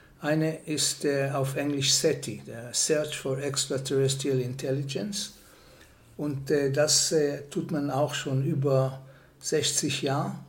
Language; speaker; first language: German; non-native, fluent; Hebrew